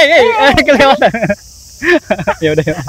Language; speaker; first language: Japanese; non-native, fluent; Indonesian